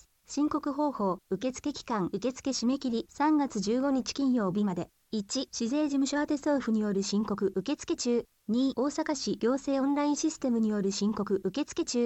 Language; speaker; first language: Japanese; native; Japanese